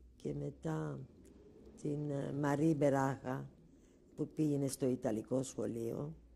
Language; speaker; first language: Greek; non-native, local second language; Ladino